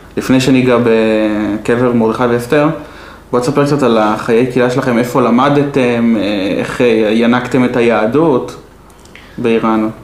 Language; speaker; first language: Hebrew; native; Hebrew